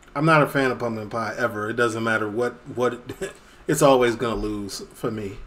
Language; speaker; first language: English; native; English